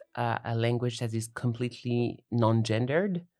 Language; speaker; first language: English; non-native, fluent; French